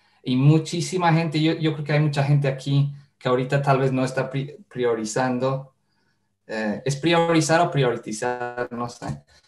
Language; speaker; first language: Spanish; non-native, fluent; English